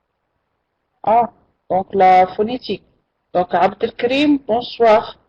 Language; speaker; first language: French; non-native, local second language; Arabic